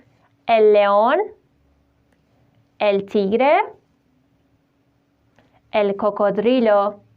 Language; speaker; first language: Spanish; non-native, fluent; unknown